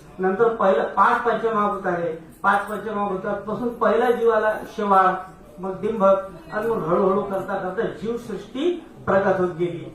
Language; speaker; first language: Marathi; non-native, local second language; Hindi